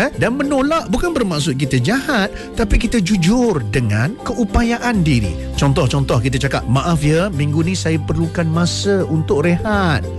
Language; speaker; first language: Malay; native; Malay